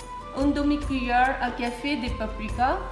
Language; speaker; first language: French; non-native, learner; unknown